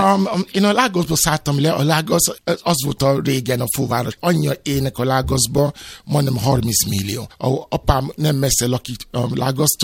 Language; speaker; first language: Hungarian; non-native, learner; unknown